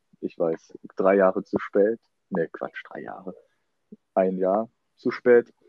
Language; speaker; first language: German; native; German